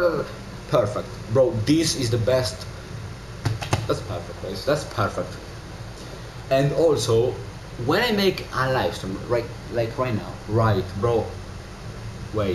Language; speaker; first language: English; non-native, learner; Italian